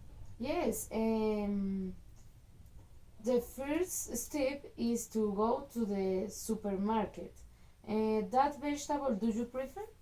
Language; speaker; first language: English; non-native, learner; Spanish